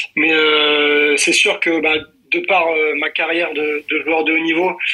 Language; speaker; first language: French; native; French